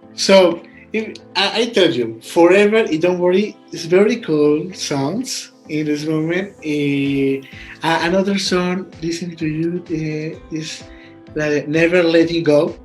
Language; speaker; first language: English; non-native, learner; Spanish